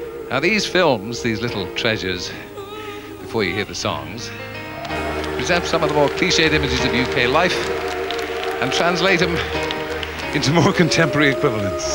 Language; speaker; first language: English; native; English